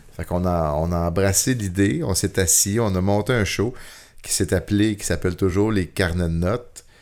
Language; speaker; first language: French; native; French